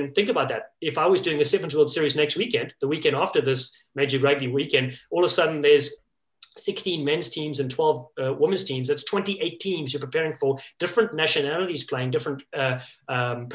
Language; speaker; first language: English; native; English